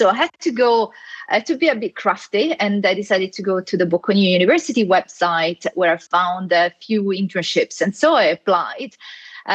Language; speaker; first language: English; non-native, fluent; Italian